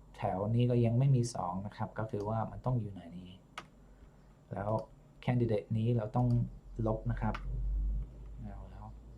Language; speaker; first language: Thai; non-native, fluent; English